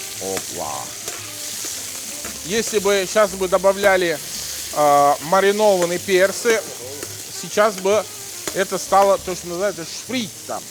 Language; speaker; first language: Russian; non-native, fluent; Italian